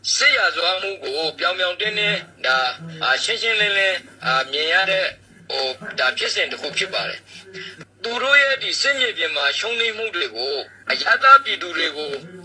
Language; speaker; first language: Burmese; native; Burmese